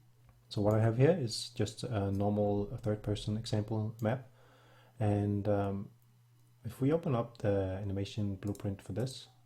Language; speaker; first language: English; non-native, fluent; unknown